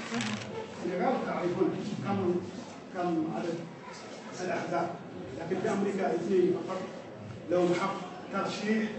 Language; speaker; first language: Arabic; non-native, fluent; Wolof